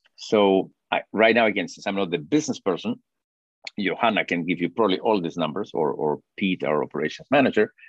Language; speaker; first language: English; non-native, fluent; Spanish